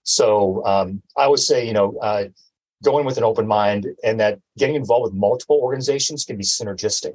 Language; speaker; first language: English; native; English